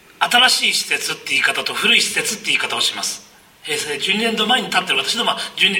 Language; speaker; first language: Japanese; native; Japanese